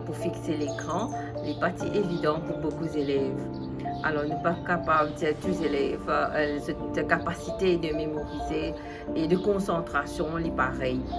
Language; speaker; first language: French; non-native, local second language; Morisyen